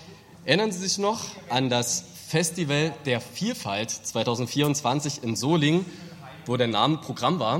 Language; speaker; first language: German; native; German